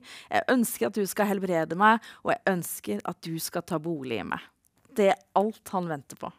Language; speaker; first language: Norwegian; native; Norwegian